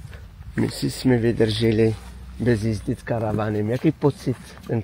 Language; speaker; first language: Czech; non-native, learner; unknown